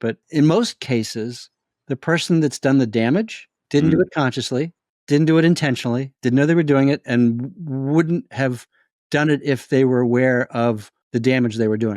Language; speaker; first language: English; native; English